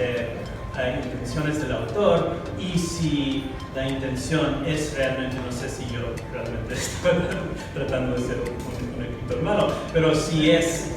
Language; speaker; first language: Spanish; non-native, fluent; English